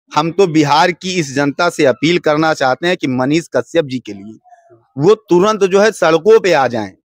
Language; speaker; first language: Hindi; native; Hindi